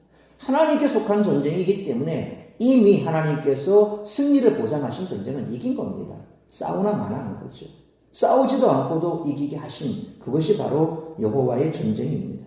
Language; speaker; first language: Korean; native; Korean